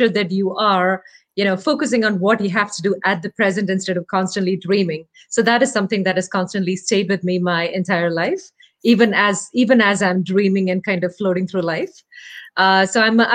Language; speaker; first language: English; non-native, local second language; Malayalam